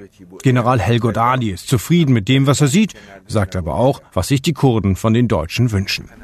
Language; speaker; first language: German; native; German